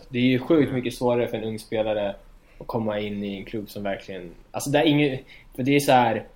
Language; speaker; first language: Swedish; native; Swedish